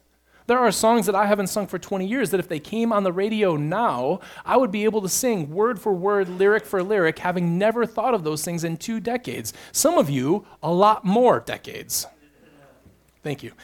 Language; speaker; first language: English; native; English